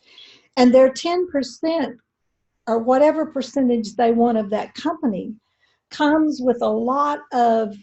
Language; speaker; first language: English; native; English